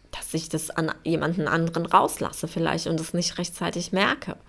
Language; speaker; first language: German; non-native, fluent; Polish